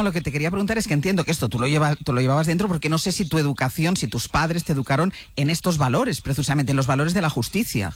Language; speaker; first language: Spanish; native; Spanish